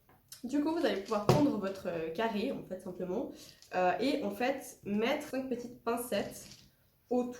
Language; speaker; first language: French; native; French